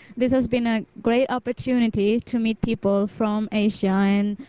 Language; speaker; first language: English; non-native, fluent; Swedish